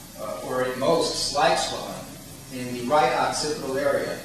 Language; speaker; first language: English; native; English